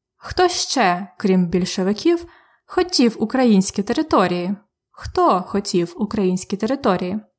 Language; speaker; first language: Ukrainian; native; Ukrainian